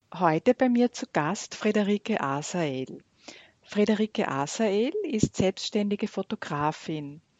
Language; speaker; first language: German; native; German